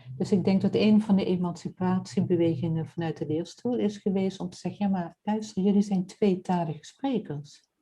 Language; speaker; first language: Dutch; native; Dutch